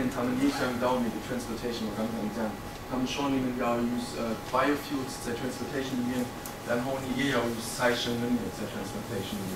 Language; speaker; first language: Chinese; non-native, fluent; German